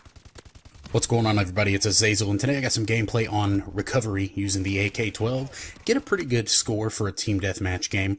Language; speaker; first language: English; native; English